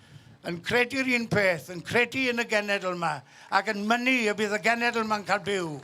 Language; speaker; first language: Welsh; native; Welsh